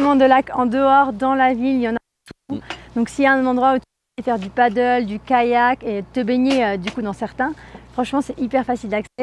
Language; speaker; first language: French; native; French